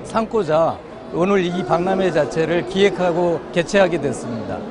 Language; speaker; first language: Korean; native; Korean